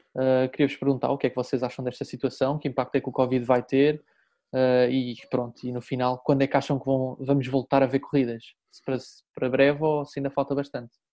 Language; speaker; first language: Portuguese; native; Portuguese